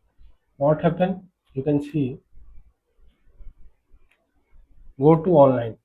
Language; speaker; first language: English; non-native, local second language; Hindi